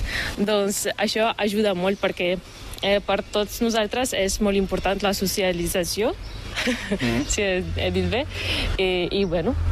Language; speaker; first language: Catalan; non-native, fluent; Ukrainian